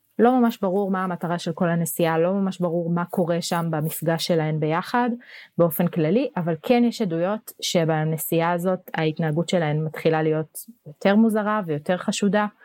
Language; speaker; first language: Hebrew; native; Hebrew